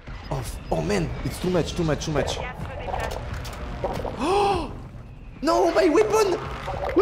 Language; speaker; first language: English; non-native, learner; French